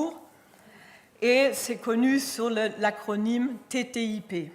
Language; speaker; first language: French; non-native, fluent; German